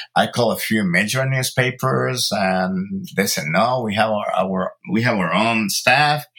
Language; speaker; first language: English; early bilingual, other home language; Spanish